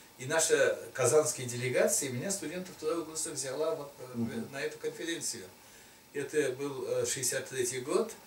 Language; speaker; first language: Russian; non-native, local second language; Tatar